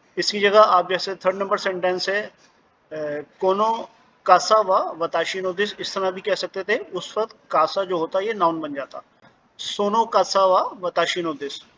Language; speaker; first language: Urdu; native; Urdu